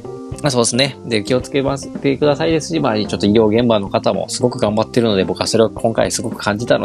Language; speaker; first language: Japanese; native; Japanese